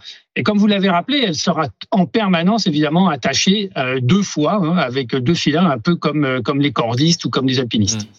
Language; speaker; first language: French; native; French